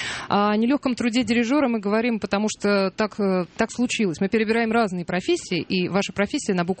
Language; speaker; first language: Russian; native; Russian